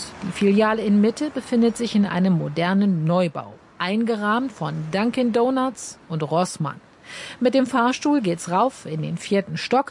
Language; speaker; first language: German; native; German